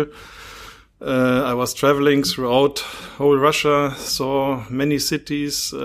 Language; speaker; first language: English; non-native, fluent; German